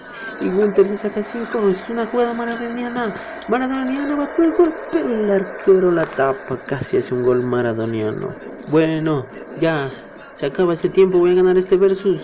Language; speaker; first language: Spanish; native; Spanish